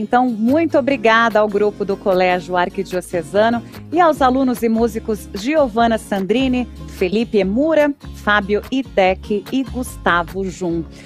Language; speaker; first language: Portuguese; native; Portuguese